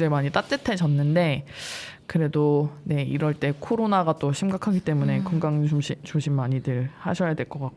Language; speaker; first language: Korean; native; Korean